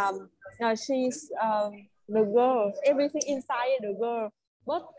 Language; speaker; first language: English; non-native, learner; Vietnamese